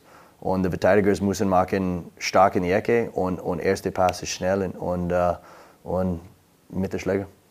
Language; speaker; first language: German; non-native, learner; English